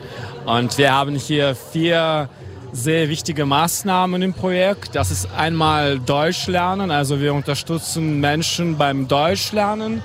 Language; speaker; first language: German; non-native, fluent; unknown